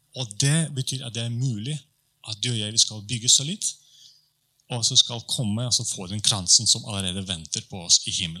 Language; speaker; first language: Norwegian; non-native, fluent; Polish